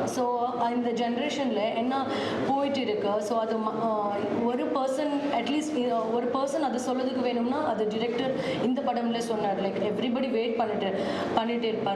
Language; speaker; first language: Tamil; non-native, learner; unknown